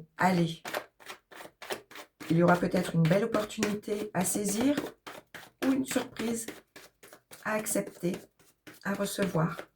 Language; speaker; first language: French; native; French